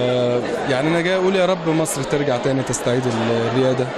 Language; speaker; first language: Arabic; native; Arabic